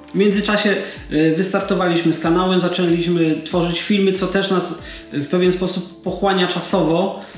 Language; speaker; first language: Polish; native; Polish